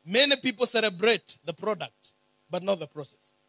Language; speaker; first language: English; non-native, local second language; Swahili